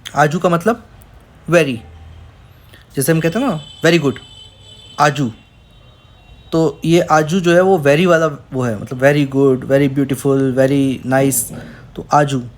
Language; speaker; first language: Hindi; native; Hindi